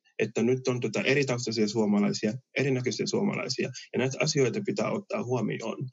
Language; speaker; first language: Finnish; early bilingual, other home language; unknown